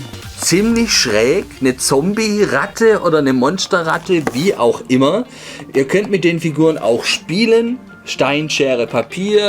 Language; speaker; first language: German; native; German